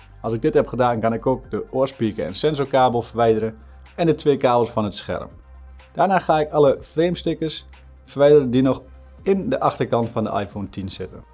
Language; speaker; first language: Dutch; native; Dutch